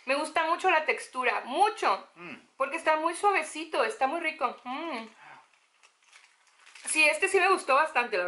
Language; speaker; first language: Spanish; native; Spanish